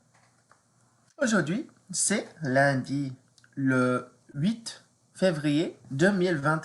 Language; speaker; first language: French; non-native, fluent; English